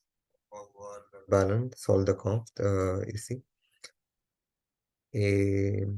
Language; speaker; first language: French; non-native, learner; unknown